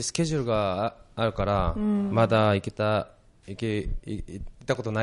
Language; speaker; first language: Japanese; non-native, learner; Korean